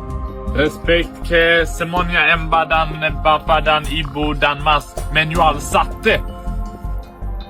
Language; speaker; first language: Indonesian; non-native, learner; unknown